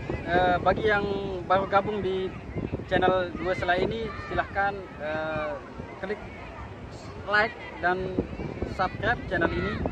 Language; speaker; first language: Indonesian; non-native, local second language; Sasak